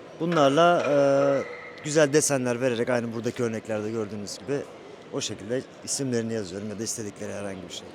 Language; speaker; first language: Turkish; early bilingual, heritage; Turkish